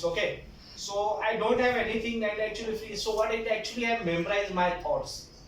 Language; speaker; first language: English; non-native, local second language; Marathi